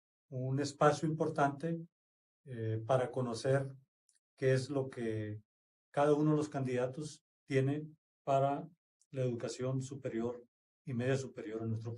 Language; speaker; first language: Spanish; native; Spanish